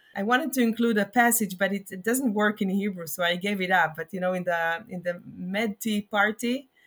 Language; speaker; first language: English; non-native, fluent; Hebrew